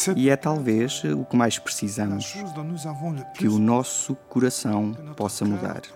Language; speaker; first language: Portuguese; non-native, fluent; Luxembourgish